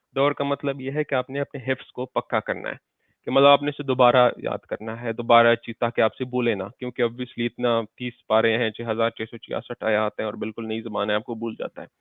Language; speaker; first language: Urdu; non-native, local second language; Pashto